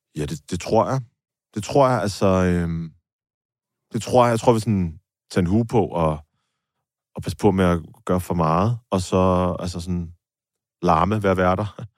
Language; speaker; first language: Danish; native; Danish